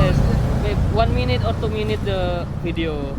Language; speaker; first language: English; non-native, learner; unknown